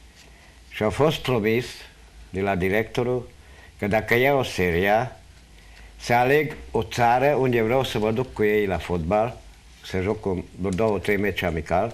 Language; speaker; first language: Romanian; non-native, local second language; Hungarian